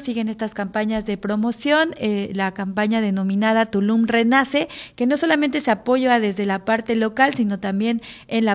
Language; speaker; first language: Spanish; native; Spanish